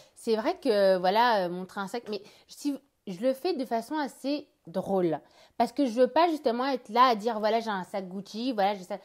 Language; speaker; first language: French; native; French